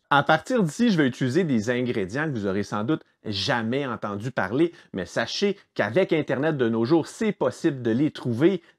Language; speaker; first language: French; native; French